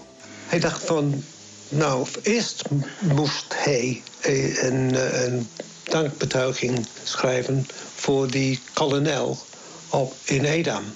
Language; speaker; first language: Dutch; non-native, fluent; English